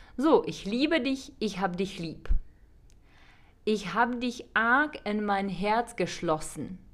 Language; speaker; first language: German; non-native, fluent; Czech